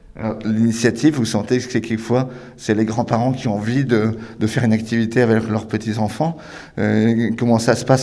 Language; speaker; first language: French; native; French